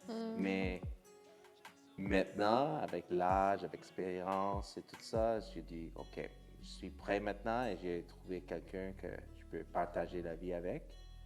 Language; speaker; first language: French; non-native, local second language; English